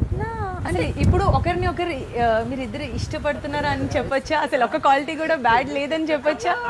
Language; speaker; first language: Telugu; native; Telugu